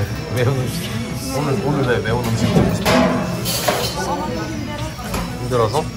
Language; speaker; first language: Korean; non-native, learner; Ukrainian